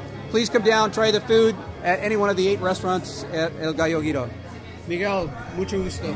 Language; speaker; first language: English; native; English